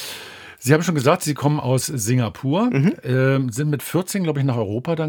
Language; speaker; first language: German; native; German